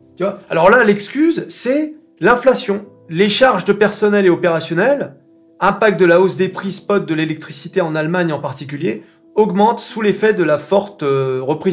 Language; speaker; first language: French; native; French